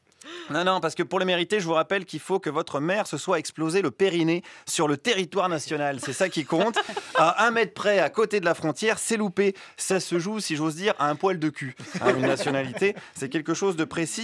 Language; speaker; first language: French; native; French